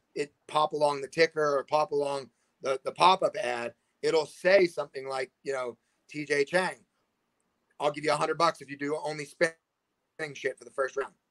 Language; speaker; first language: English; native; English